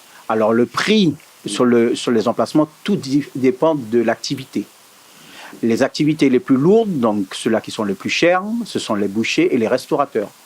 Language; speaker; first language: French; native; French